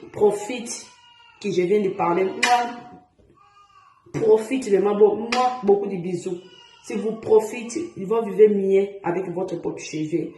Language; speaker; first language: French; non-native, learner; Portuguese